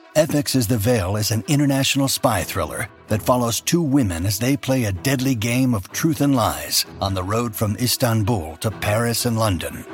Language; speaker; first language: English; non-native, fluent; Portuguese